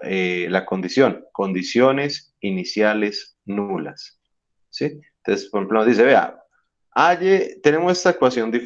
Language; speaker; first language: Spanish; native; Spanish